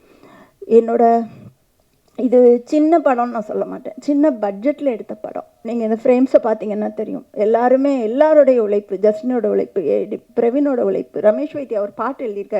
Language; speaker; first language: Tamil; native; Tamil